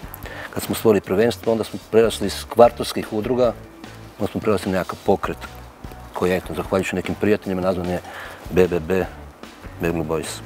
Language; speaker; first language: Croatian; native; Croatian